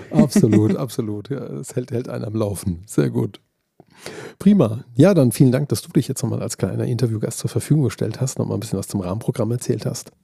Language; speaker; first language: German; native; German